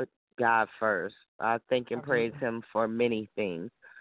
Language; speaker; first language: English; native; English